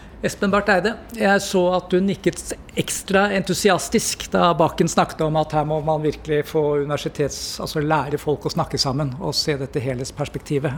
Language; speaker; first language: Norwegian; native; Norwegian